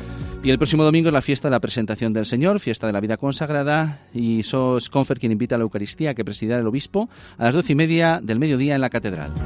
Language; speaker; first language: Spanish; native; Spanish